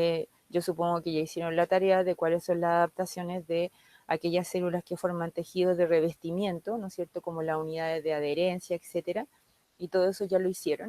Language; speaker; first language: Spanish; native; Spanish